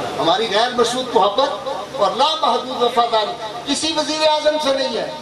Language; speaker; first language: Urdu; non-native, local second language; Punjabi